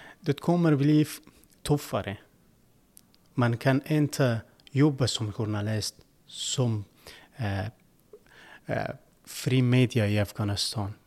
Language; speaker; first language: Swedish; non-native, learner; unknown